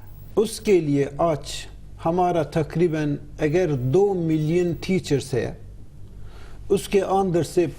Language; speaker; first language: Hindi; non-native, learner; Turkish